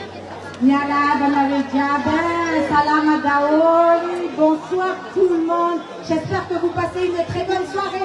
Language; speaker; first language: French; non-native, local second language; Malagasy